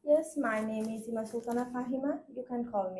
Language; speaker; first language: English; non-native, learner; Bangla